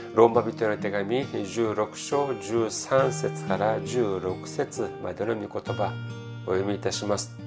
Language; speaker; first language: Japanese; non-native, fluent; Korean